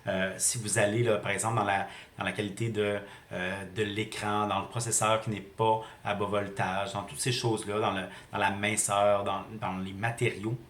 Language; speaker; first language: French; native; French